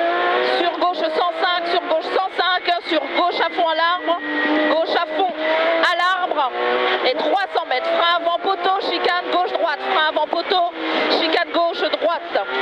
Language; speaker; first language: French; native; French